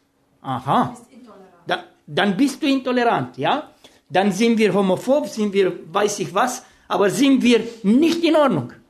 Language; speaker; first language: German; non-native, fluent; Romanian